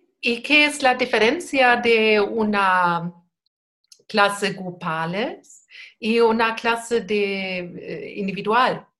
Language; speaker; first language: Spanish; non-native, learner; German